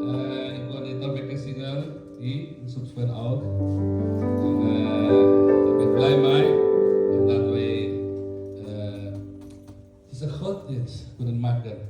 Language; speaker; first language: Dutch; non-native, learner; Indonesian